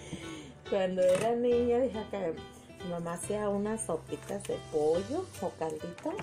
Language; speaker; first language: Spanish; native; Spanish